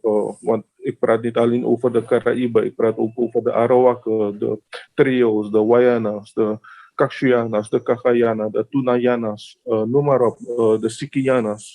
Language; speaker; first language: Dutch; non-native, local second language; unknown